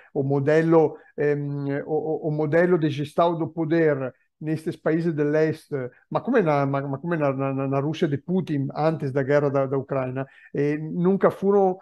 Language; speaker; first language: Italian; native; Italian